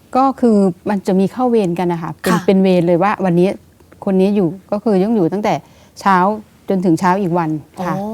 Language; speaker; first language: Thai; native; Thai